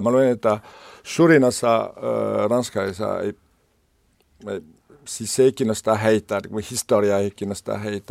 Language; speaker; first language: Finnish; non-native, learner; French